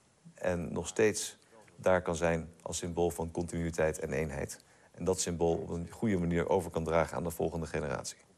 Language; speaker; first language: Dutch; native; Dutch